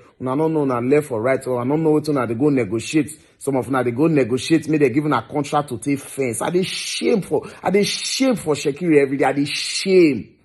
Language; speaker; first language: Nigerian Pidgin; non-native, local second language; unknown